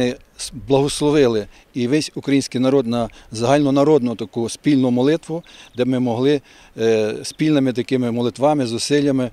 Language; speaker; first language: Ukrainian; native; Ukrainian